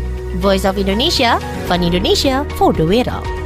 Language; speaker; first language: Dutch; non-native, learner; Indonesian